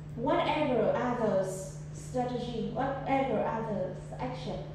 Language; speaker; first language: English; non-native, fluent; Vietnamese